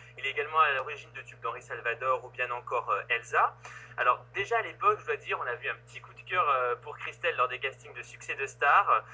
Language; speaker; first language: French; native; French